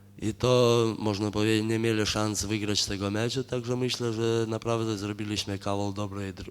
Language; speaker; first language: Polish; non-native, fluent; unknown